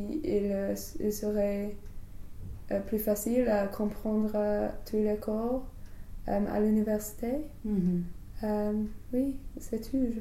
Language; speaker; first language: French; non-native, learner; English